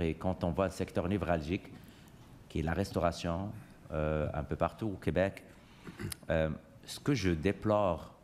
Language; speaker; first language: French; native; French